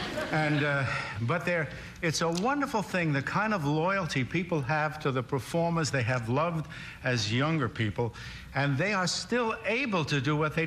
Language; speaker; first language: English; native; English